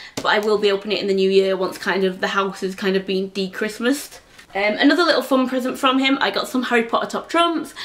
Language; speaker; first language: English; native; English